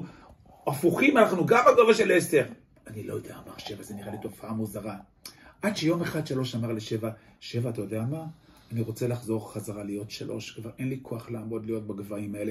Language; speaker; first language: Hebrew; native; Hebrew